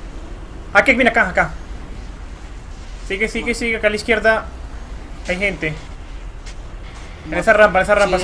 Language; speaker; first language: Spanish; native; Spanish